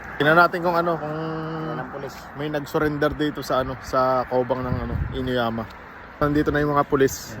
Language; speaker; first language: Filipino; native; Filipino